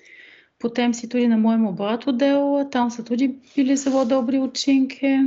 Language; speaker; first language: Slovenian; non-native, fluent; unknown